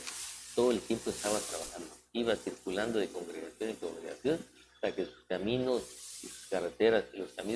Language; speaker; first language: Spanish; native; Spanish